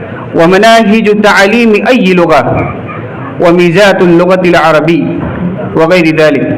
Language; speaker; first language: Arabic; non-native, fluent; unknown